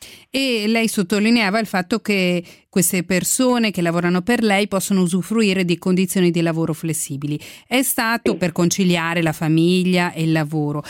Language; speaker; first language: Italian; native; Italian